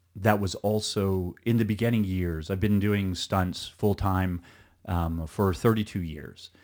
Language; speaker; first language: English; early bilingual, other home language; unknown